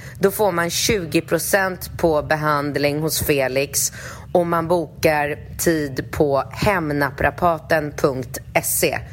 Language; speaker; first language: Swedish; early bilingual, other home language; Polish